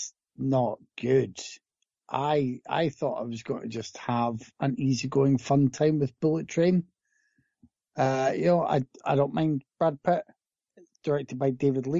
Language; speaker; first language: English; native; English